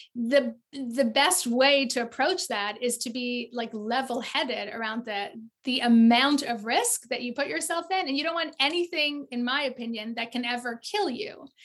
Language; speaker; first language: English; native; English